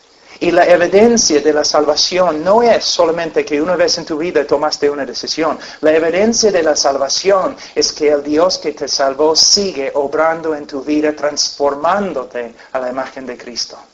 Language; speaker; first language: Spanish; non-native, fluent; English